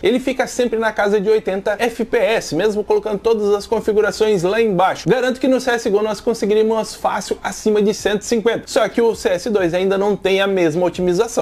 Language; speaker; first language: Portuguese; native; Portuguese